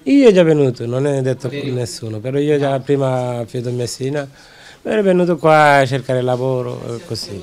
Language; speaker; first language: Italian; non-native, learner; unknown